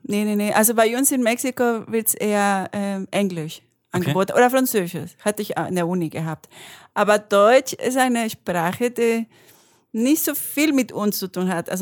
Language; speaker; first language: German; non-native, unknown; Spanish